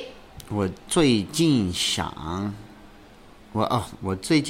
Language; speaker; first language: Chinese; non-native, learner; English